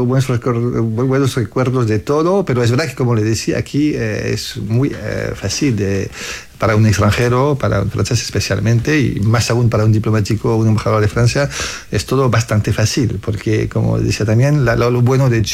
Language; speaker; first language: Spanish; non-native, fluent; French